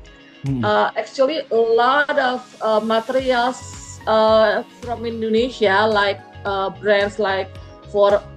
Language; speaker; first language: English; non-native, fluent; Indonesian